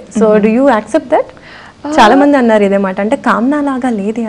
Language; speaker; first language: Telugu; native; Telugu